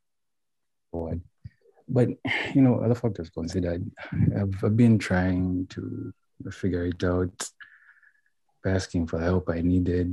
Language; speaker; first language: English; non-native, local second language; Ganda